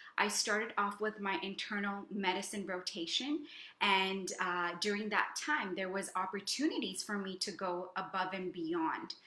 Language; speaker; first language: English; native; English